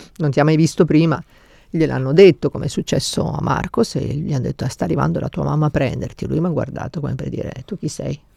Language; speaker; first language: Italian; native; Italian